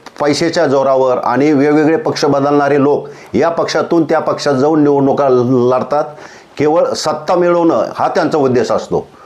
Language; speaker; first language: Marathi; native; Marathi